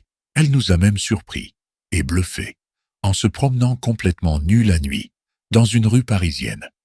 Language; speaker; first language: French; native; French